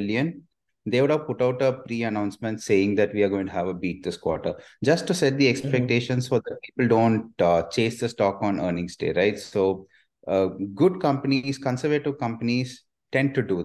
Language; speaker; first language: English; non-native, local second language; Tamil